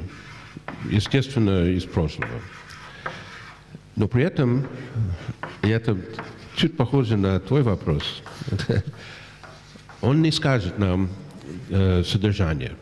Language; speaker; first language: Russian; non-native, fluent; English